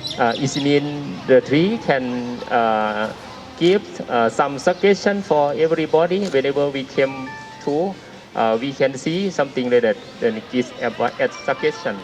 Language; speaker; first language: English; non-native, learner; Thai